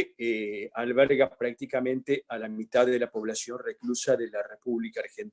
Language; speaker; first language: Spanish; native; Spanish